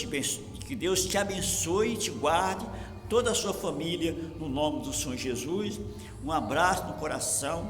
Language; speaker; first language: Portuguese; native; Portuguese